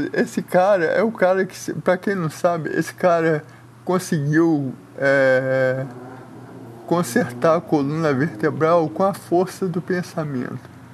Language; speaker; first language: Portuguese; native; Portuguese